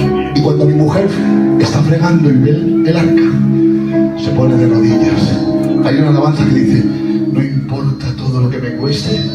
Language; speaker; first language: Spanish; native; Spanish